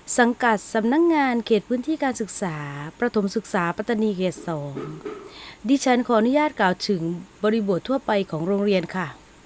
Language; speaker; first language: Thai; non-native, local second language; Malay